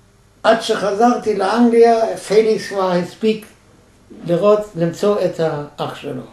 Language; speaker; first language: Hebrew; non-native, fluent; German